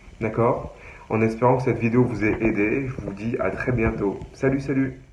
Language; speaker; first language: French; native; French